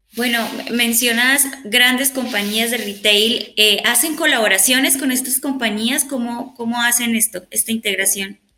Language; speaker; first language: Spanish; native; Spanish